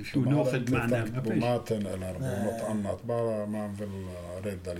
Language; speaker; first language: Swedish; non-native, fluent; Arabic